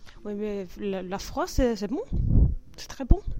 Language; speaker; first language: French; non-native, learner; Swedish